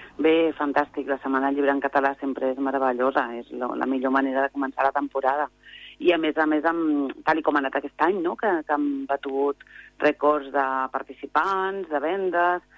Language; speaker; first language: Catalan; native; Catalan